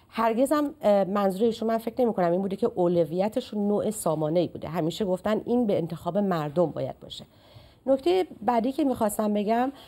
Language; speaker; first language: Persian; native; Persian